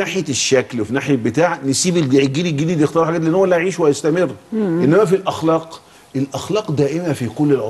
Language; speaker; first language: Arabic; native; Arabic